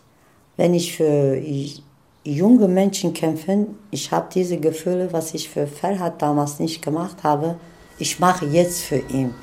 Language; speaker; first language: German; non-native, learner; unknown